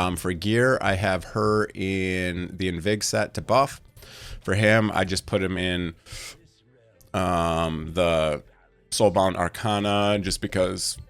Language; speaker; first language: English; native; English